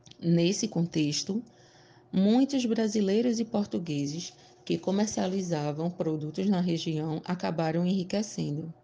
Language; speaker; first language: Portuguese; native; Portuguese